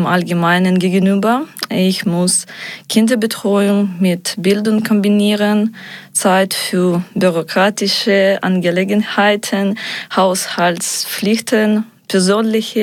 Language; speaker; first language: German; non-native, fluent; Ukrainian